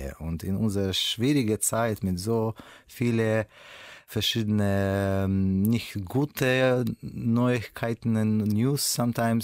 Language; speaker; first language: German; non-native, learner; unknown